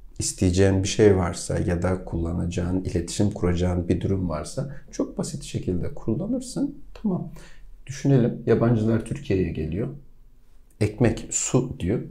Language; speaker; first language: Turkish; native; Turkish